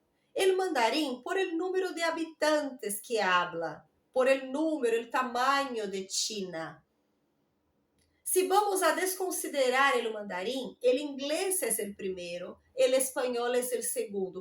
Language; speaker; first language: Spanish; non-native, fluent; Portuguese